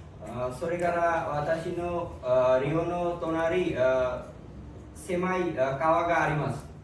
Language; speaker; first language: Japanese; non-native, learner; Bangla